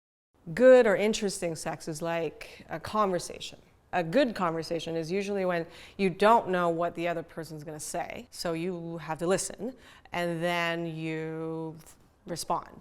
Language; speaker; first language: English; early bilingual, other home language; Cantonese